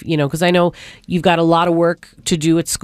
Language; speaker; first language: English; native; English